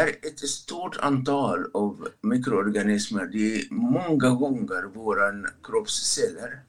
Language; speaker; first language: Swedish; non-native, fluent; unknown